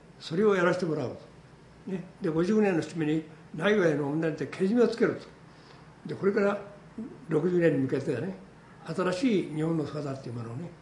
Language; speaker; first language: Japanese; native; Japanese